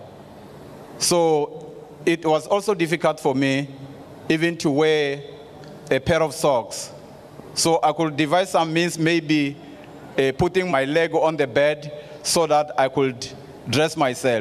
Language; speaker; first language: English; non-native, local second language; Tsonga